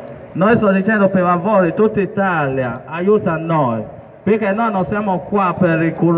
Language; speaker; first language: Italian; non-native, learner; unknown